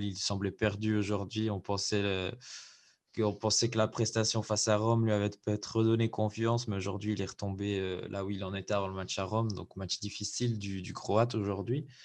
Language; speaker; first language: French; native; French